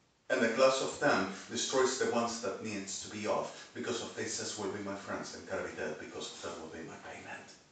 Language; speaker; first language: English; non-native, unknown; Spanish